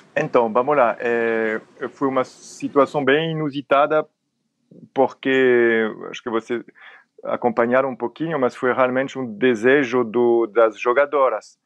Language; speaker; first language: Portuguese; non-native, fluent; French